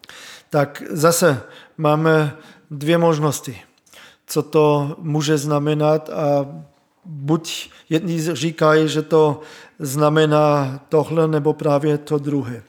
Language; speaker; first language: Czech; non-native, fluent; German